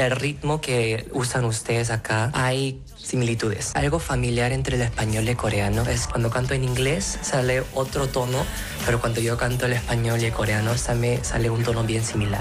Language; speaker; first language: Spanish; non-native, fluent; Korean